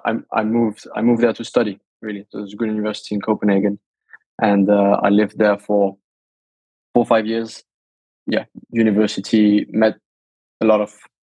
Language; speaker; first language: English; non-native, fluent; Danish